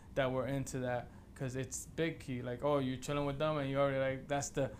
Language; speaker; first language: English; early bilingual, other home language; Spanish